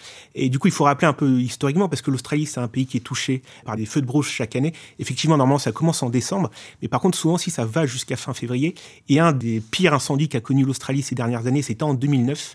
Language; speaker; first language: French; native; French